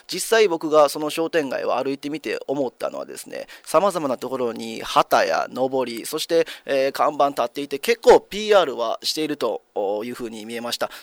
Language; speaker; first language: Japanese; native; Japanese